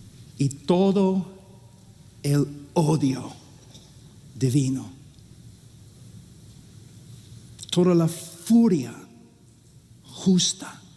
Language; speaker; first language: Spanish; non-native, fluent; English